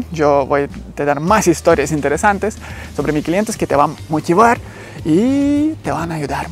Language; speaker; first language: Spanish; non-native, learner; Ukrainian